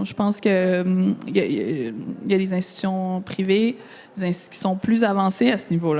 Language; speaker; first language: French; native; French